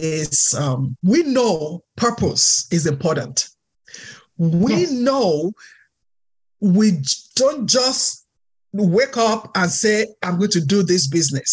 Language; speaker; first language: English; non-native, local second language; Yoruba